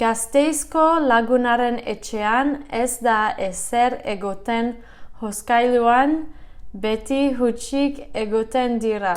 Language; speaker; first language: Basque; non-native, learner; English